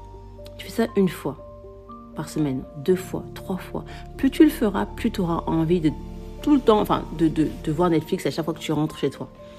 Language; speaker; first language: French; native; French